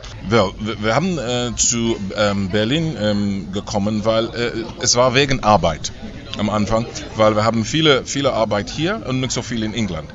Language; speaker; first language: German; non-native, learner; English